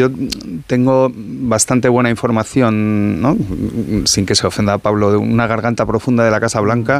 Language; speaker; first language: Spanish; native; Spanish